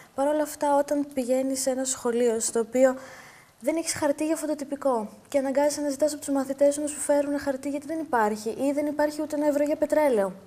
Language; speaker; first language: Greek; native; Greek